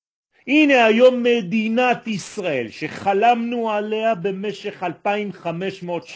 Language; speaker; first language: Hebrew; non-native, fluent; French